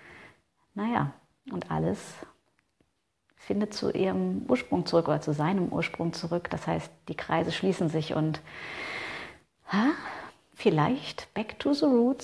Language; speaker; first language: German; native; German